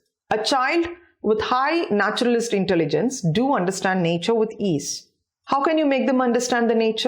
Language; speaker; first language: English; non-native, local second language; Tamil